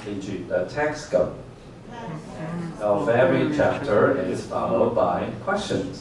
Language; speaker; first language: English; non-native, fluent; Chinese